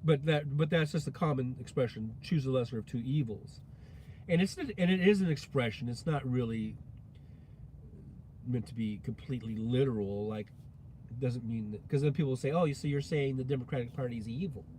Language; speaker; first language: English; native; English